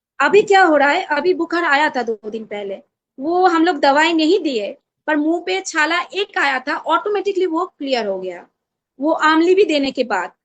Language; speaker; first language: Hindi; non-native, local second language; Bangla